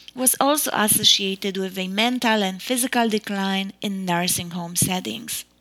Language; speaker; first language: English; non-native, fluent; Polish